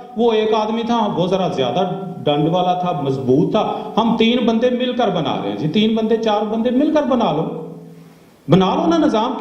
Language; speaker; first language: Urdu; non-native, local second language; Punjabi